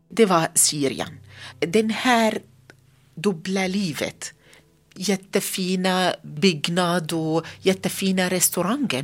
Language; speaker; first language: Swedish; non-native, learner; Arabic